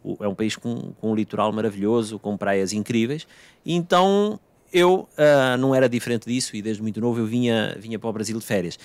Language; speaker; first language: Portuguese; native; Portuguese